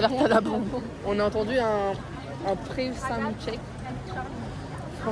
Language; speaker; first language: French; native; French